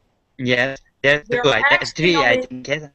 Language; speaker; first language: English; non-native, learner; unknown